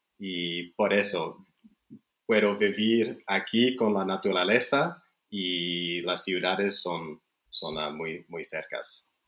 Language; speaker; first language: Spanish; non-native, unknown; Dutch